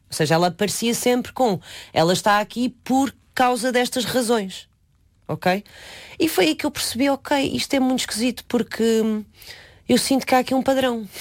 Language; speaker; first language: Portuguese; early bilingual, other home language; Chinese